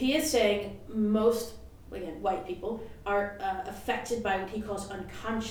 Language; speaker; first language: English; native; English